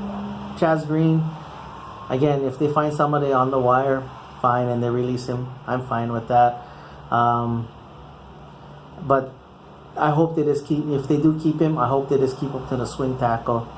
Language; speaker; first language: English; native; English